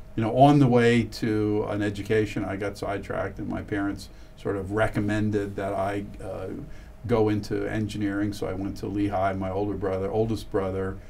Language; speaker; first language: English; native; English